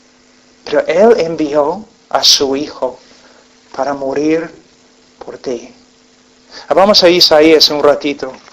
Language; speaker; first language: Spanish; non-native, fluent; English